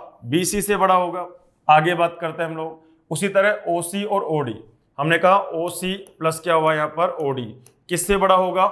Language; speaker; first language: Hindi; native; Hindi